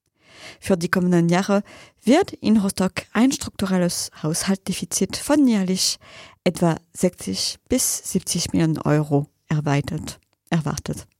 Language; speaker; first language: German; native; German